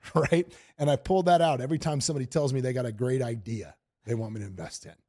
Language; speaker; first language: English; native; English